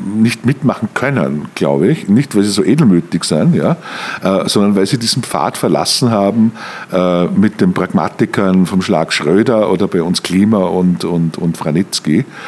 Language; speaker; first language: German; native; German